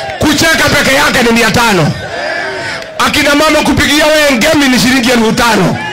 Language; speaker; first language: Swahili; non-native, local second language; Kikuyu